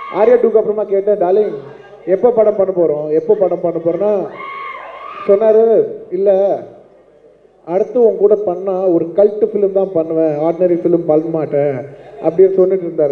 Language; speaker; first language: Tamil; non-native, local second language; Telugu